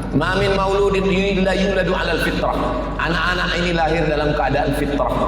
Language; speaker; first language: Malay; native; Malay